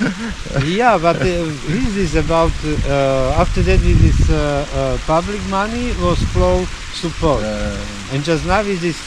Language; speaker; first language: English; non-native, learner; Slovak